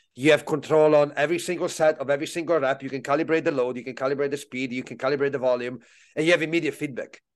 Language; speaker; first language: English; non-native, fluent; Italian